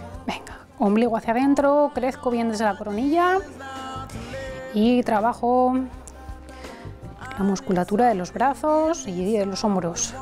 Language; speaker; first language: Spanish; native; Spanish